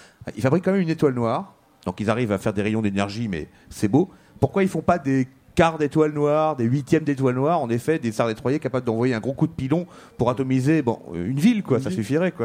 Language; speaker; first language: French; native; French